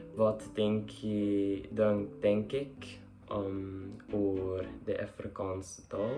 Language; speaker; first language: Dutch; non-native, learner; English